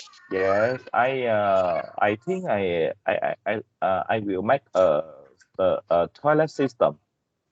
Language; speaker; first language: English; non-native, learner; Vietnamese